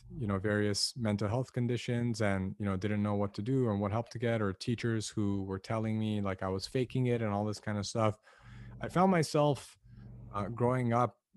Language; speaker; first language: English; native; English